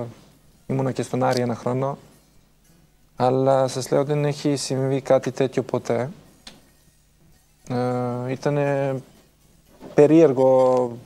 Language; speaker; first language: Greek; non-native, fluent; Serbian